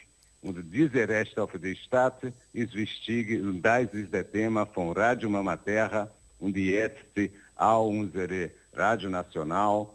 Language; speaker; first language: German; non-native, learner; Portuguese